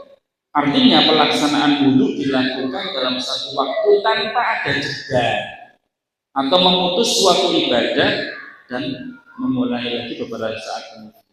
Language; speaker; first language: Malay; non-native, local second language; Javanese